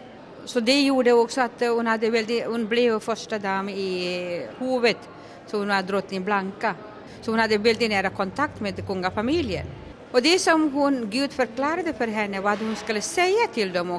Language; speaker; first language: Swedish; non-native, local second language; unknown